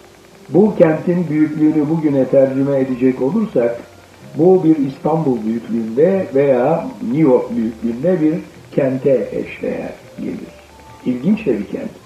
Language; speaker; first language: Turkish; native; Turkish